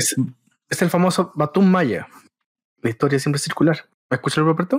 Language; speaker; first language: Spanish; native; Spanish